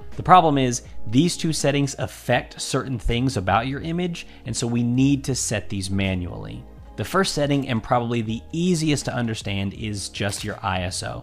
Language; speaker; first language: English; native; English